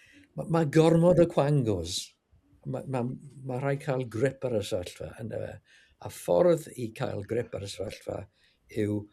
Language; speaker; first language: Welsh; non-native, learner; English